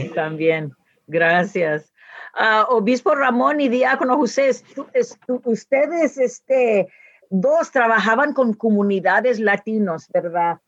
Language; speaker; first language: Spanish; non-native, learner; English